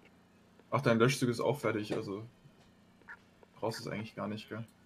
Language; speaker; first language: German; native; German